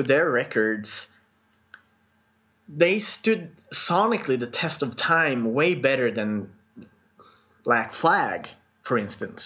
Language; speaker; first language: English; non-native, fluent; Swedish